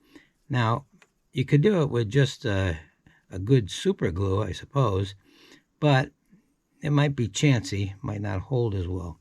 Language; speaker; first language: English; native; English